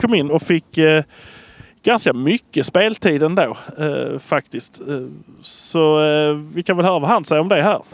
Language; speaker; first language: Swedish; native; Swedish